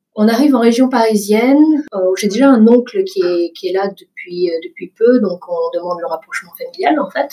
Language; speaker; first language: French; early bilingual, other home language; Vietnamese